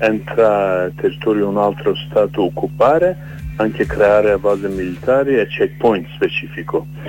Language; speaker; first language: Italian; non-native, learner; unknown